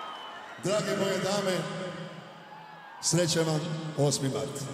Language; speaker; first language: Serbian; native; Serbian